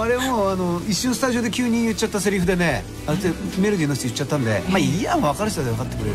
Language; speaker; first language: Japanese; native; Japanese